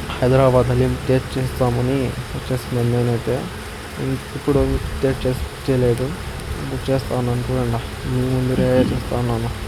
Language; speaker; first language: Telugu; non-native, local second language; Urdu